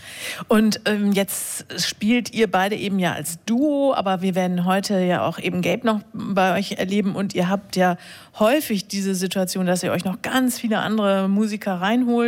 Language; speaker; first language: German; native; German